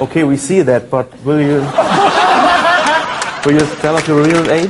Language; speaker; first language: English; non-native, fluent; German